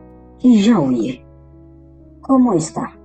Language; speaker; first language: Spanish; non-native, learner; Haitian Creole